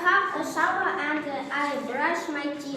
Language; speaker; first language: English; non-native, learner; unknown